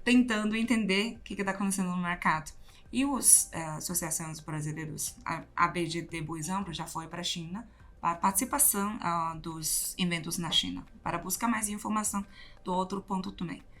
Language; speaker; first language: Portuguese; non-native, fluent; Chinese